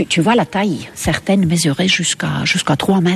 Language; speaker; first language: French; non-native, fluent; Estonian